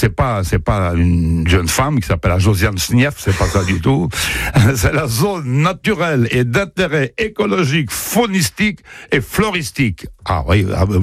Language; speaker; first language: French; native; French